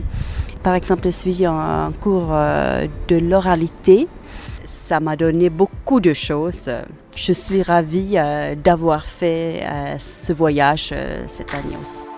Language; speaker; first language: French; non-native, fluent; Swedish